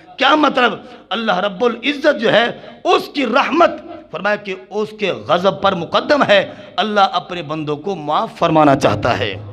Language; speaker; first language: Urdu; non-native, local second language; Punjabi